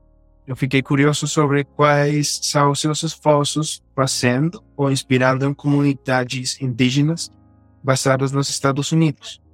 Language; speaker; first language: Portuguese; non-native, fluent; Spanish